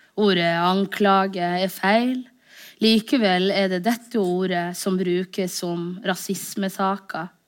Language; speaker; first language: Norwegian; early bilingual, other home language; Somali